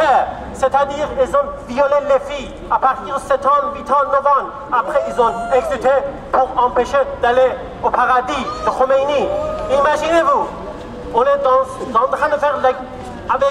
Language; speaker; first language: French; non-native, fluent; Kurdish